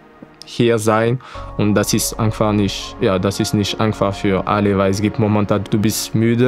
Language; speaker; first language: German; non-native, fluent; French